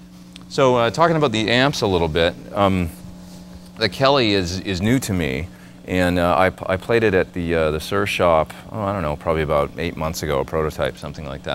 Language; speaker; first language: English; native; English